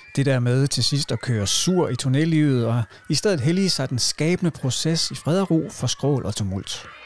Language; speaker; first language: Danish; native; Danish